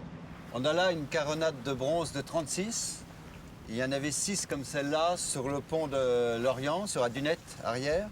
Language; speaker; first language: French; native; French